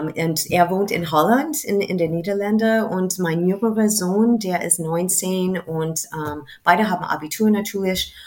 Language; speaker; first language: German; non-native, fluent; English